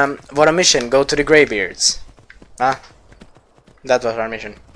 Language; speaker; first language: English; non-native, fluent; Swedish